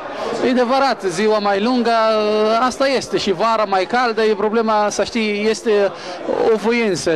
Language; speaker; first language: Romanian; non-native, learner; Arabic